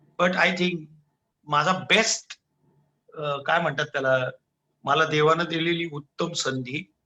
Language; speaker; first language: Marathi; non-native, local second language; Gujarati